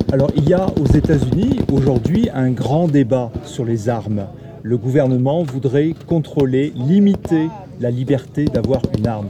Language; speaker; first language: French; native; French